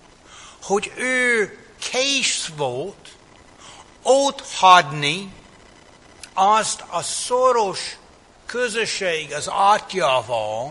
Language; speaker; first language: Hungarian; non-native, fluent; English